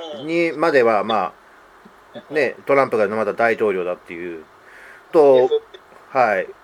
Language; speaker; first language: Japanese; native; Japanese